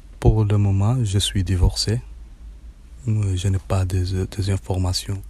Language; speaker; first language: French; non-native, learner; Arabic